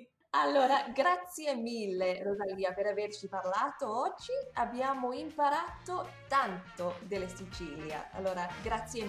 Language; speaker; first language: Italian; non-native, fluent; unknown